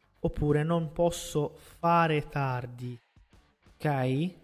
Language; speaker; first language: Italian; non-native, fluent; Portuguese